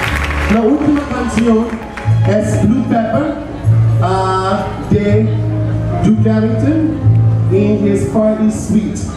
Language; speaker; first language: Spanish; non-native, learner; English